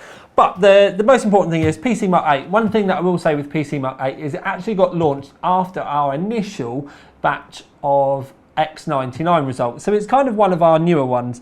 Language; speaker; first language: English; native; English